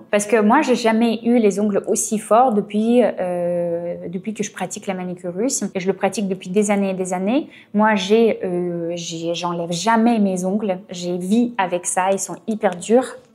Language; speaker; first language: French; non-native, fluent; Russian